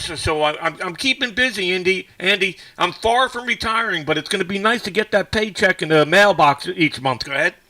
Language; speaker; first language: English; native; English